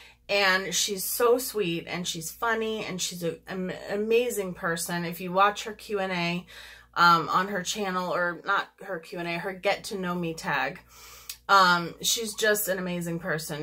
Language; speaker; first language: English; native; English